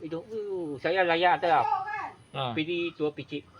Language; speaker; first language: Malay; non-native, local second language; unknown